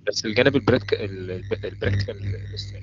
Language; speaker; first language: Arabic; native; Arabic